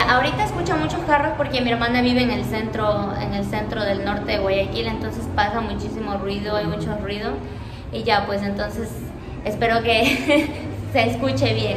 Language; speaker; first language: Spanish; native; Spanish